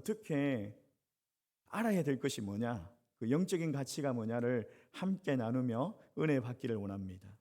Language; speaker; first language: Korean; native; Korean